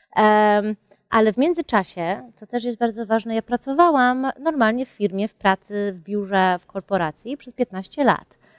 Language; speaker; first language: Polish; early bilingual, heritage; Polish